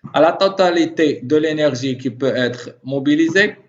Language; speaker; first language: French; non-native, local second language; Arabic